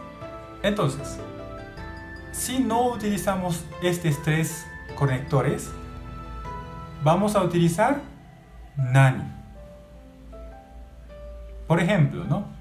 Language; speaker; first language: Spanish; non-native, learner; Japanese